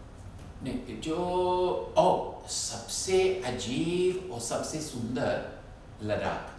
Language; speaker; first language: Hindi; non-native, fluent; English